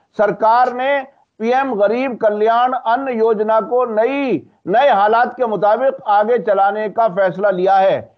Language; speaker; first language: Hindi; native; Hindi